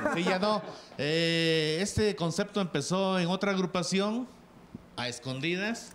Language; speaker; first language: Spanish; native; Spanish